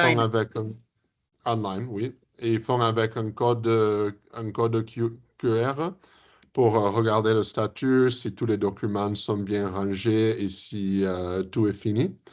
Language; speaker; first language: French; early bilingual, heritage; English